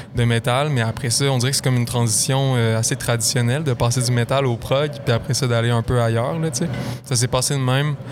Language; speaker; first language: French; native; French